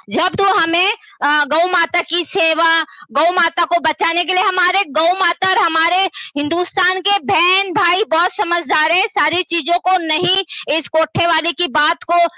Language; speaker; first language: Hindi; native; Hindi